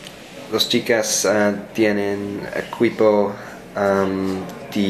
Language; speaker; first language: Spanish; non-native, learner; English